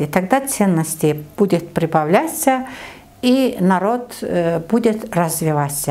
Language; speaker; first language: Russian; non-native, learner; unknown